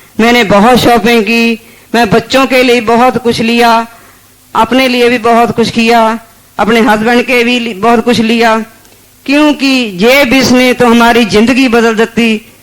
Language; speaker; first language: Hindi; non-native, local second language; Punjabi